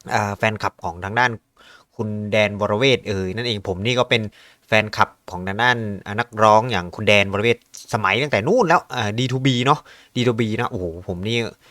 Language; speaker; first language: Thai; native; Thai